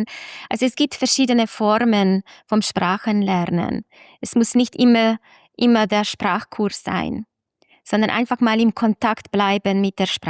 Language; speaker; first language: German; non-native, fluent; Hungarian